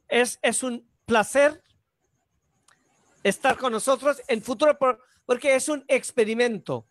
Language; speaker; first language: Spanish; non-native, learner; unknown